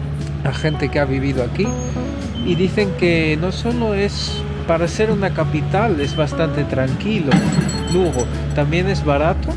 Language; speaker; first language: Spanish; non-native, fluent; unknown